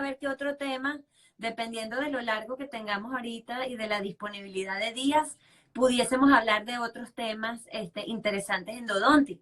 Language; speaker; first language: Spanish; native; Spanish